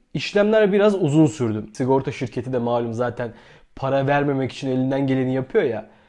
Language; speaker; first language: Turkish; native; Turkish